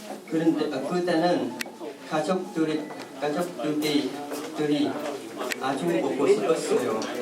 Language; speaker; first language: Korean; non-native, learner; Vietnamese